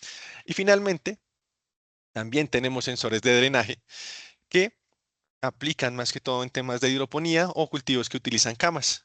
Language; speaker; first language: Spanish; native; Spanish